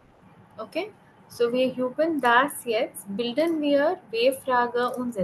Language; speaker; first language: German; non-native, learner; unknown